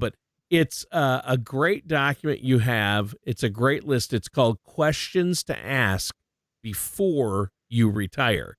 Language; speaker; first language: English; native; English